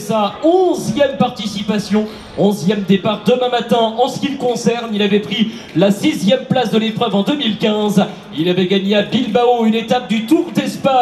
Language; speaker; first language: French; native; French